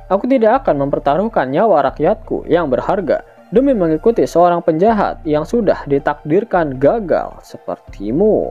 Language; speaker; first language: Indonesian; native; Indonesian